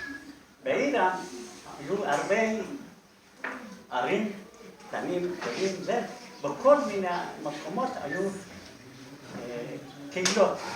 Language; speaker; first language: Hebrew; non-native, fluent; Persian